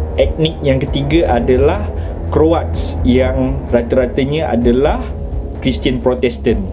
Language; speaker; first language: Malay; native; Malay